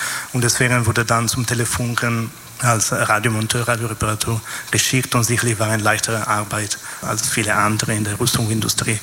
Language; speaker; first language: German; non-native, fluent; Italian